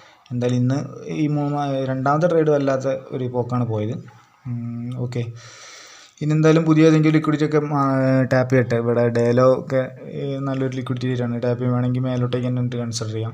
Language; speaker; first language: Malayalam; native; Malayalam